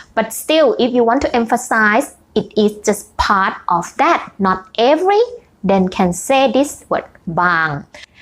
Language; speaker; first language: English; non-native, fluent; Thai